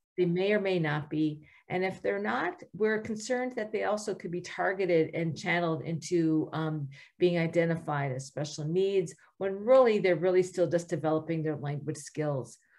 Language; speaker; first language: English; native; English